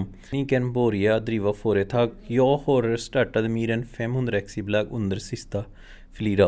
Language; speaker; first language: Swedish; non-native, learner; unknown